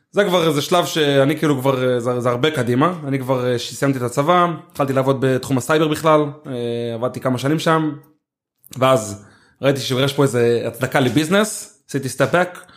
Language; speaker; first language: Hebrew; native; Hebrew